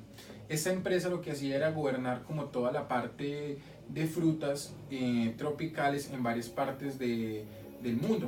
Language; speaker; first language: Spanish; native; Spanish